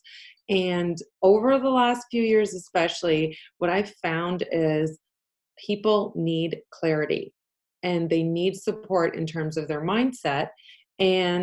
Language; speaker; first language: English; early bilingual, other home language; Polish